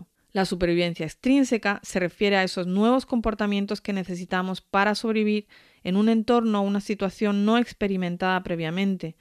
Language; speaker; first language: Spanish; native; Spanish